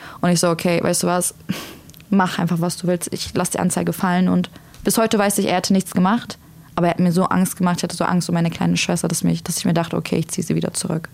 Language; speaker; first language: German; early bilingual, other home language; Turkish